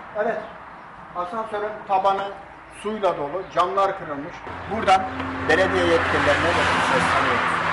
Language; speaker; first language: Turkish; native; Turkish